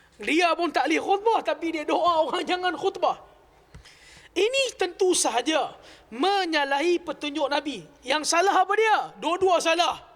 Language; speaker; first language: Malay; native; Malay